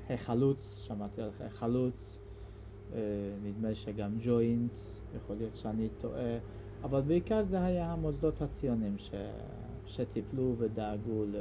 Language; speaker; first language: Hebrew; non-native, fluent; Hungarian